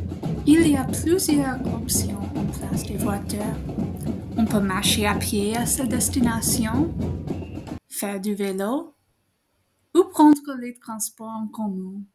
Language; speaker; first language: French; non-native, fluent; English